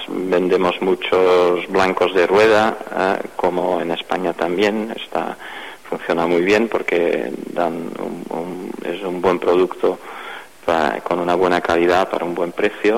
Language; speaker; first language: Spanish; non-native, fluent; Dutch